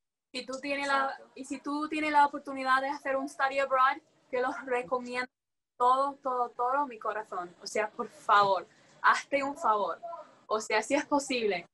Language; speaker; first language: Spanish; non-native, fluent; English